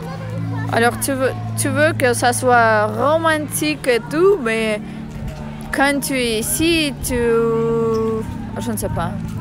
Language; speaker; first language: French; non-native, fluent; Russian